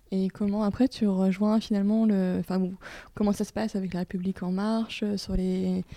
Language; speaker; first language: French; native; French